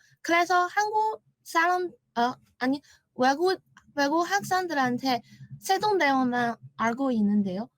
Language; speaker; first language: Korean; non-native, learner; Chinese